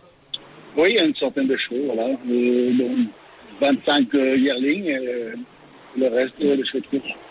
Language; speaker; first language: French; native; French